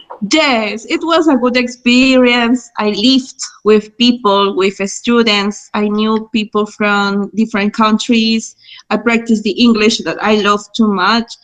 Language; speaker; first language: English; non-native, fluent; Spanish